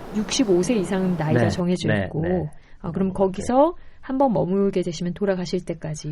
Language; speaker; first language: Korean; native; Korean